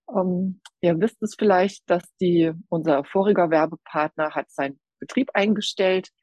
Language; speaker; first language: German; native; German